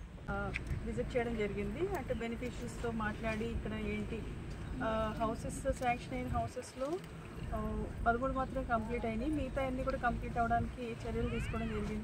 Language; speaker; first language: Telugu; native; Telugu